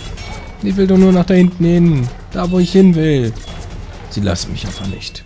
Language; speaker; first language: German; native; German